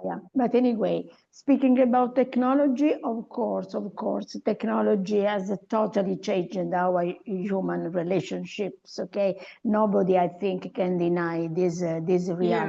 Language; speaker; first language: English; non-native, fluent; Italian